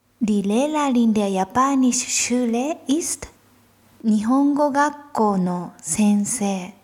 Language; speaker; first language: German; non-native, fluent; Japanese